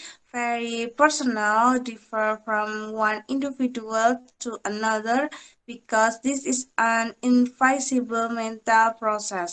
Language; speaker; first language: English; non-native, learner; Indonesian